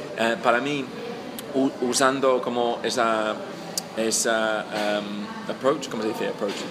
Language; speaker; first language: Spanish; non-native, fluent; English